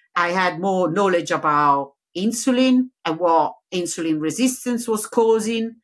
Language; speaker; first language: English; non-native, learner; Italian